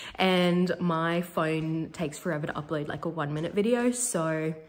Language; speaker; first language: English; native; English